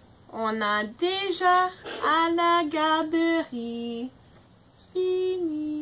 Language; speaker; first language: French; non-native, fluent; English